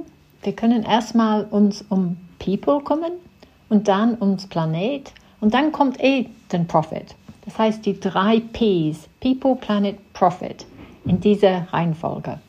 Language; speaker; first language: German; non-native, fluent; English